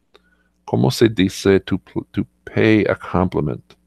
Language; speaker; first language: Spanish; non-native, learner; English